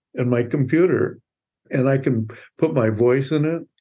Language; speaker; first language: English; native; English